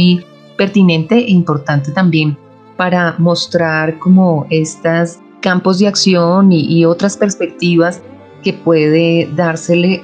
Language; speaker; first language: Spanish; native; Spanish